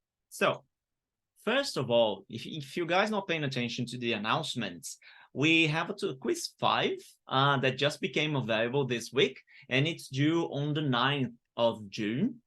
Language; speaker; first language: English; non-native, fluent; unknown